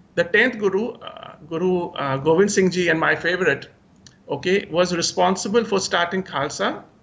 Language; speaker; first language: English; early bilingual, other home language; Hindi